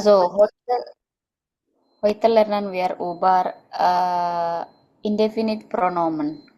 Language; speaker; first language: German; non-native, fluent; Indonesian